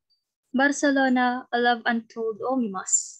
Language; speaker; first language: Japanese; non-native, learner; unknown